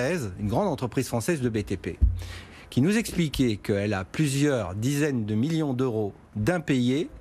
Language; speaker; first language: French; native; French